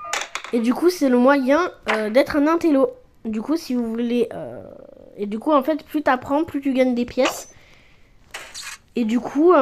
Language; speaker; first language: French; native; French